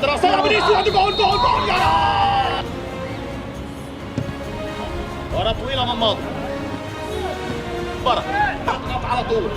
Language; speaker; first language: Arabic; native; Arabic